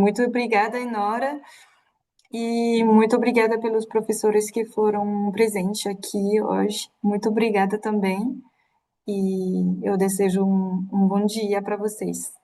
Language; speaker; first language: Portuguese; non-native, fluent; French